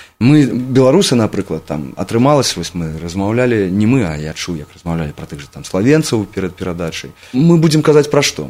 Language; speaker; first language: Belarusian; non-native, local second language; Russian